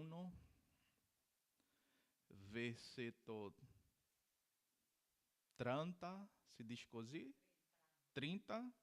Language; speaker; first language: Italian; non-native, learner; Portuguese